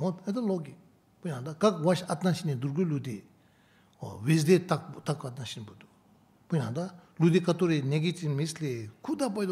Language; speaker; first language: Russian; non-native, learner; Tibetan